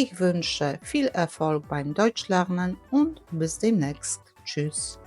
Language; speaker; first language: German; non-native, fluent; Polish